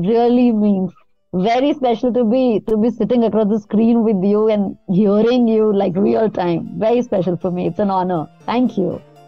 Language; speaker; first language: English; non-native, local second language; Hindi